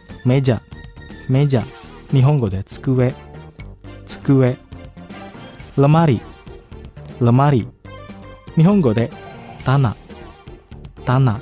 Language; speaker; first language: Japanese; non-native, fluent; Indonesian